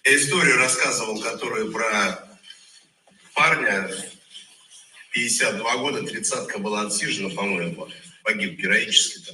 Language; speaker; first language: Russian; native; Russian